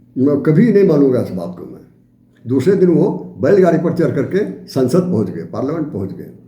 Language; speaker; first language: Hindi; native; Hindi